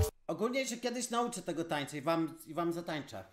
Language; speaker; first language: Polish; native; Polish